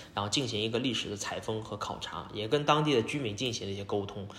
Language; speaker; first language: Chinese; native; Chinese